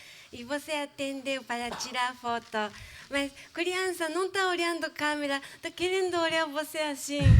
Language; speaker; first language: Portuguese; non-native, fluent; Arabic